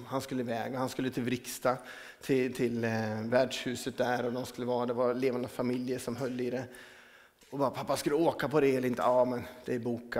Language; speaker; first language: Swedish; native; Swedish